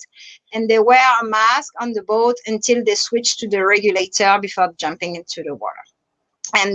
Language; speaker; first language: English; non-native, fluent; French